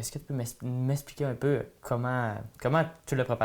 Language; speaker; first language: French; native; French